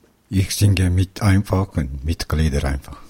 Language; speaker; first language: German; non-native, learner; Kurdish